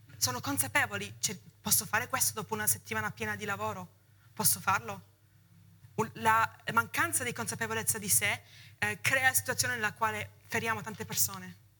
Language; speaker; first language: Italian; early bilingual, heritage; Italian